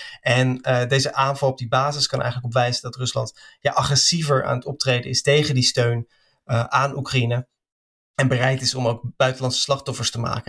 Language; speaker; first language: Dutch; native; Dutch